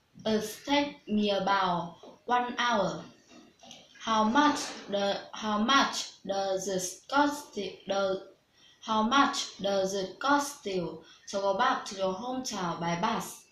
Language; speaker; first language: English; non-native, learner; Vietnamese